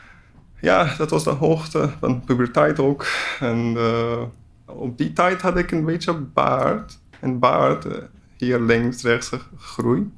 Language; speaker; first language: Dutch; non-native, learner; Persian